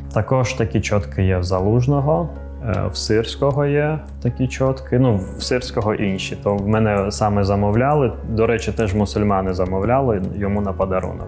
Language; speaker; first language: Ukrainian; non-native, local second language; Crimean Tatar